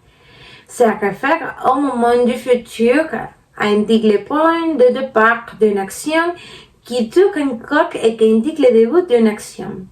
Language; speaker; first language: French; non-native, learner; Spanish